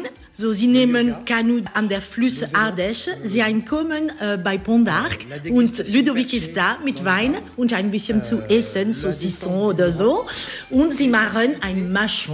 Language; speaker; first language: German; non-native, learner; French